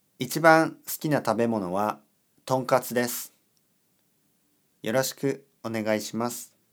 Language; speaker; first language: Japanese; non-native, learner; Swedish